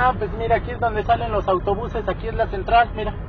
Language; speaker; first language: Spanish; native; Spanish